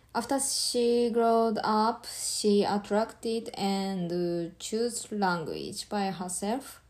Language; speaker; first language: English; non-native, learner; Japanese